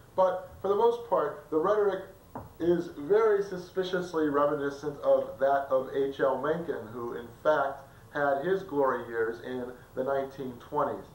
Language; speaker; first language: English; native; English